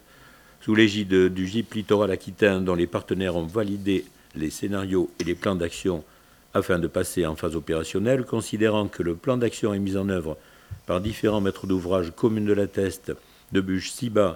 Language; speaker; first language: French; native; French